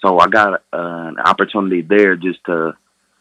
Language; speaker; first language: English; native; English